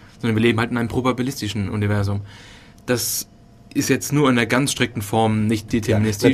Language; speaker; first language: German; native; German